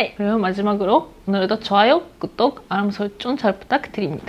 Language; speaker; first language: Korean; non-native, fluent; Japanese